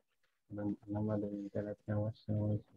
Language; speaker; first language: Turkish; non-native, learner; French